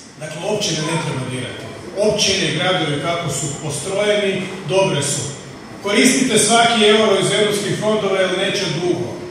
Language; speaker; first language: Croatian; native; Croatian